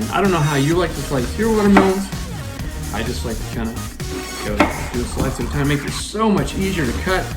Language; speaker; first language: English; native; English